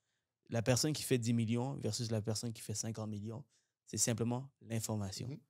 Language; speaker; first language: French; native; French